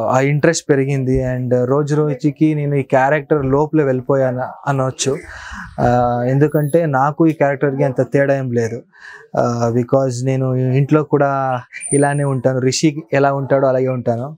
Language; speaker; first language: Telugu; non-native, local second language; Kannada